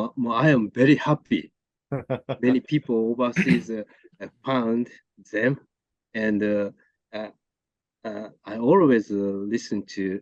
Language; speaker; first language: English; non-native, learner; Japanese